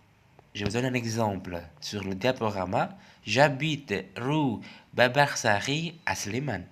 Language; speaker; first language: French; non-native, fluent; Indonesian